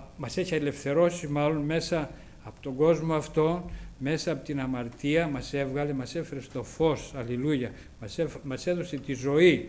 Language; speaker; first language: Greek; native; Greek